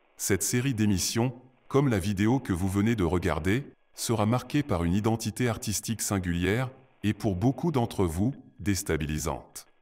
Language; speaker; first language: French; native; French